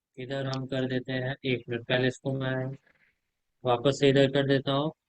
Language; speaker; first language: Hindi; native; Hindi